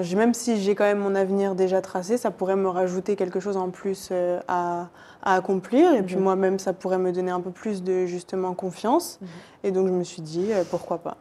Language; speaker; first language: French; native; French